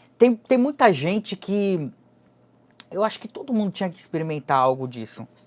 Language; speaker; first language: Portuguese; early bilingual, other home language; Japanese